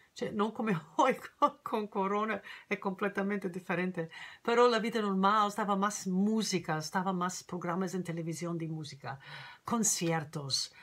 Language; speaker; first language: Spanish; non-native, learner; English